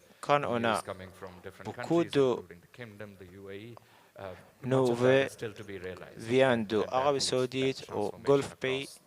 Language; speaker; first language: French; non-native, learner; Arabic